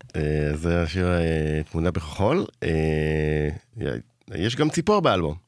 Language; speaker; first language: Hebrew; native; Hebrew